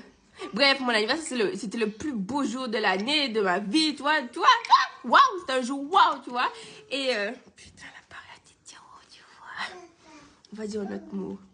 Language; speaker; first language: French; native; French